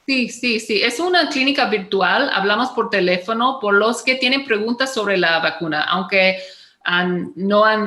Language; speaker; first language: Spanish; non-native, fluent; English